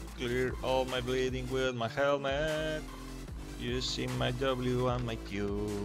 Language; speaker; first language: English; non-native, learner; Spanish